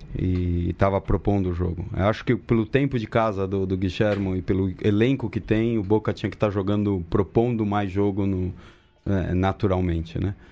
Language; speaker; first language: Portuguese; early bilingual, other home language; Spanish